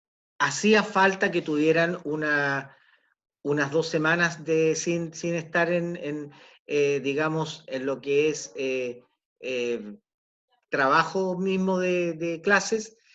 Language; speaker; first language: Spanish; native; Spanish